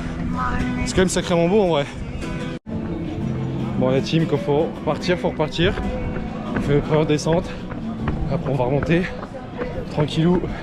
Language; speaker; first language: French; native; French